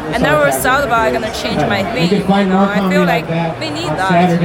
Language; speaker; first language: English; non-native, learner; Chinese